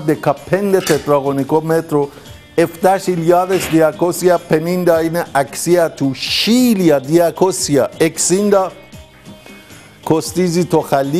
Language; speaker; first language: Greek; non-native, learner; Persian